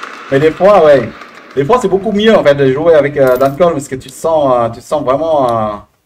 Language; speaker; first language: French; native; French